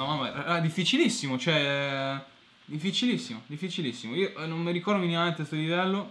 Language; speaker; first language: Italian; native; Italian